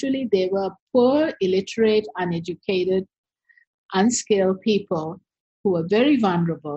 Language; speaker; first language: English; non-native, local second language; Sinhala